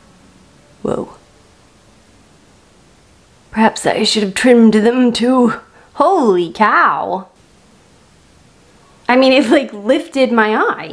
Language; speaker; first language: English; native; English